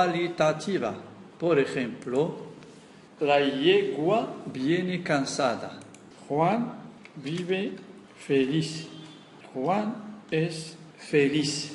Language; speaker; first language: Spanish; non-native, fluent; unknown